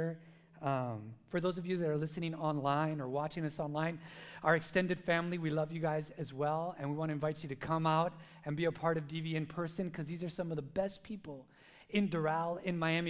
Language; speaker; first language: English; native; English